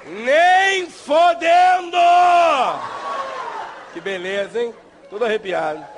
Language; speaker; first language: Portuguese; native; Portuguese